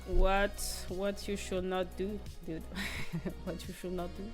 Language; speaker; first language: English; non-native, fluent; French